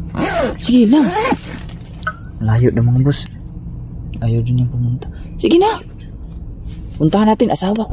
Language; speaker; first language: Filipino; non-native, local second language; Cebuano